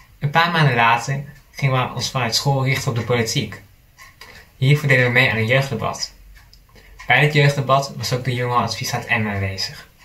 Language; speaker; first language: Dutch; native; Dutch